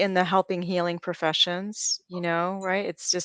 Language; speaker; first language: English; native; English